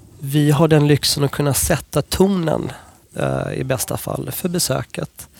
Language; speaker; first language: Swedish; non-native, fluent; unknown